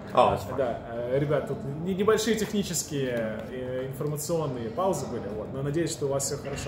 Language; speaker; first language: Russian; native; Russian